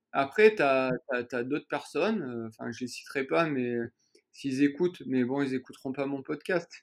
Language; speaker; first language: French; native; French